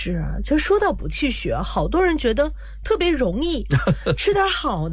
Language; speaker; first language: Chinese; native; Chinese